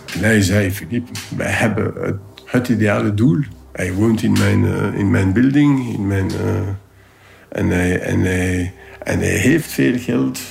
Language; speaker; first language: Dutch; non-native, local second language; French